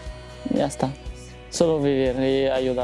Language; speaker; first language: Spanish; non-native, learner; Arabic